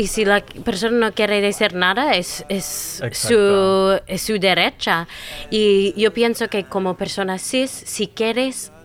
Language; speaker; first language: Spanish; non-native, fluent; English